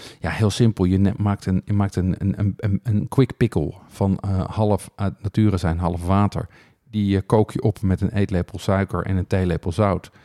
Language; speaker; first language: Dutch; native; Dutch